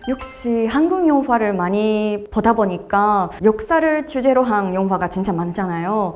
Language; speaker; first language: Korean; non-native, fluent; Japanese